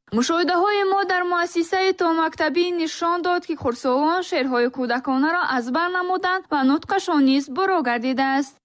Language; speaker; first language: Tajik; non-native, local second language; Shughni